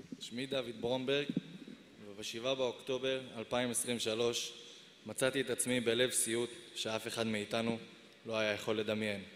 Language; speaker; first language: Hebrew; native; Hebrew